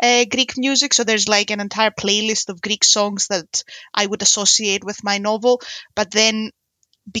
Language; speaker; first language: English; non-native, fluent; Greek